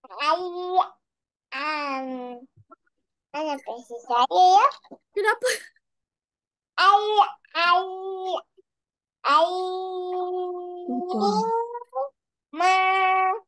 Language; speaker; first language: Malay; native; Malay